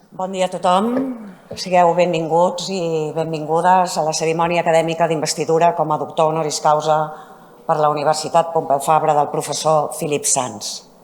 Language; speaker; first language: Catalan; native; Catalan